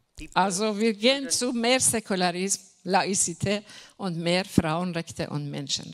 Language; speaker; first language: German; non-native, learner; Persian